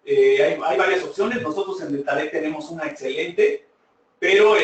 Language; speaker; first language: Spanish; native; Spanish